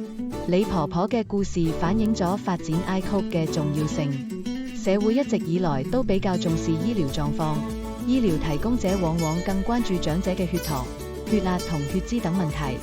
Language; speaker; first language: Cantonese; native; Cantonese